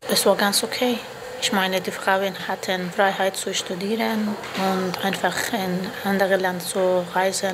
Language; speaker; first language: German; non-native, fluent; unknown